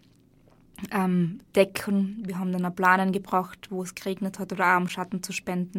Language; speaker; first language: German; native; German